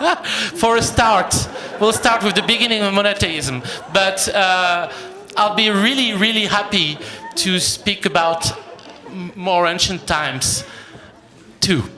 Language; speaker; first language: English; non-native, fluent; French